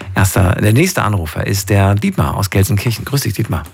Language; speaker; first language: German; native; German